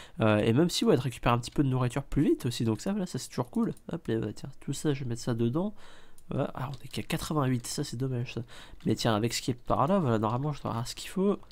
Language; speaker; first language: French; native; French